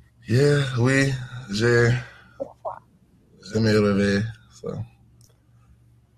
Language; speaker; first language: French; non-native, learner; English